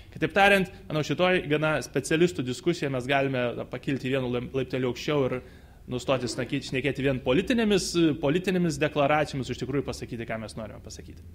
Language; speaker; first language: Lithuanian; native; Lithuanian